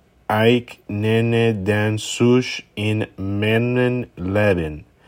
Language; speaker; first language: German; non-native, learner; English